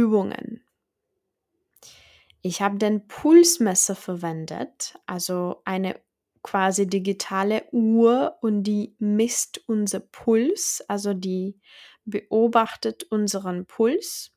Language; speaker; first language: German; non-native, fluent; Czech